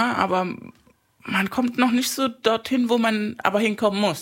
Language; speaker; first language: German; non-native, fluent; Spanish